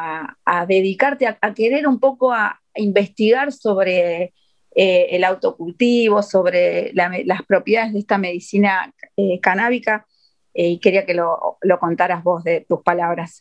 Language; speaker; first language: Spanish; native; Spanish